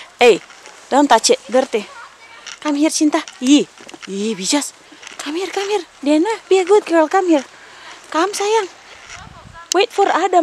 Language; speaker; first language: English; non-native, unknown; Indonesian